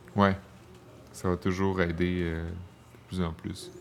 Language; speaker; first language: French; native; French